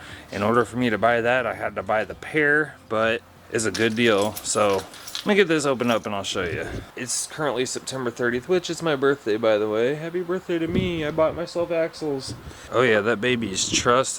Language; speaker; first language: English; native; English